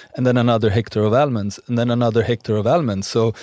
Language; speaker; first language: English; non-native, fluent; Swedish